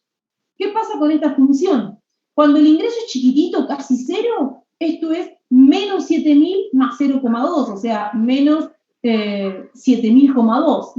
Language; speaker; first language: Spanish; native; Spanish